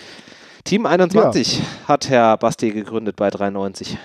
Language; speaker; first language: German; native; German